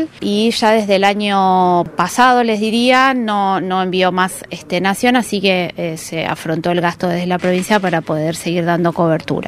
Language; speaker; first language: Spanish; native; Spanish